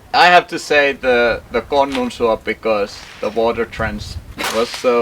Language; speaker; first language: English; non-native, fluent; Finnish